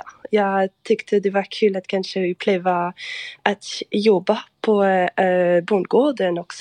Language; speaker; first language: Swedish; non-native, fluent; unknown